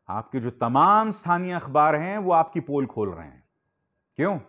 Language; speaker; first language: Hindi; native; Hindi